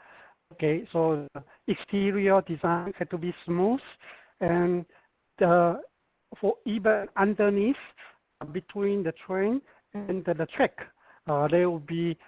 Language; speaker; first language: English; non-native, fluent; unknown